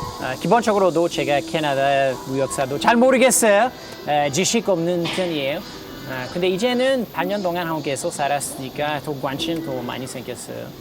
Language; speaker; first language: Korean; non-native, learner; French